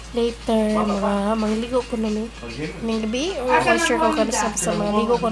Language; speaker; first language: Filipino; non-native, local second language; Cebuano